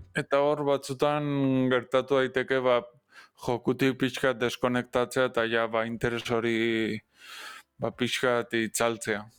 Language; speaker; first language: Basque; non-native, local second language; Spanish